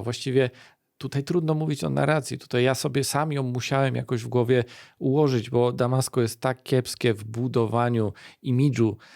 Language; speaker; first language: Polish; native; Polish